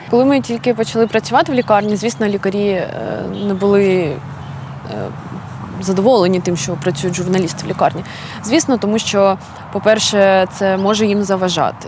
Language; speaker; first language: Ukrainian; native; Ukrainian